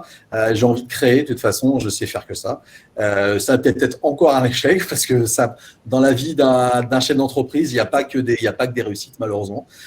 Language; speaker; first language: French; native; French